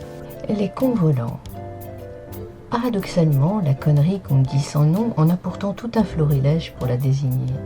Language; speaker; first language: French; native; French